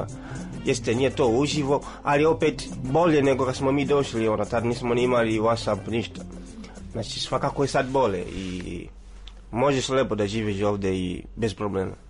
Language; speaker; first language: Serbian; non-native, fluent; Swahili